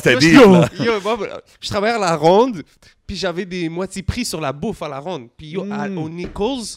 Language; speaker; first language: French; native; French